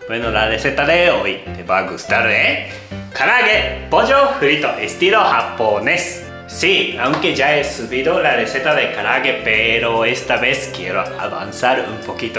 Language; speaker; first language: Spanish; non-native, fluent; Japanese